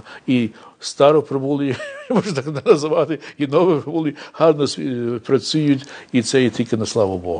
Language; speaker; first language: Ukrainian; early bilingual, heritage; English